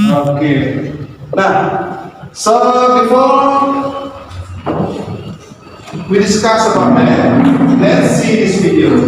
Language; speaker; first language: English; non-native, learner; Indonesian